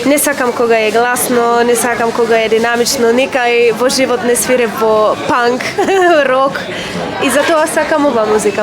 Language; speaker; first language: Macedonian; non-native, learner; Polish